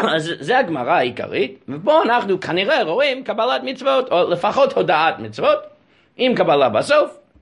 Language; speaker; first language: Hebrew; non-native, fluent; English